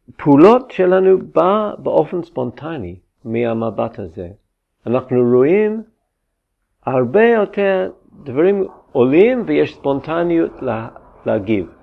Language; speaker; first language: Hebrew; non-native, fluent; English